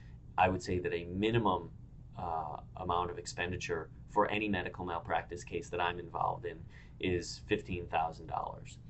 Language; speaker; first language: English; native; English